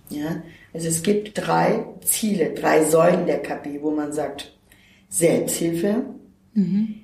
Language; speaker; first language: German; non-native, fluent; Turkish